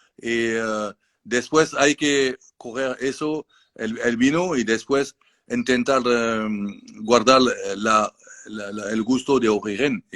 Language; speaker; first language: Spanish; non-native, learner; French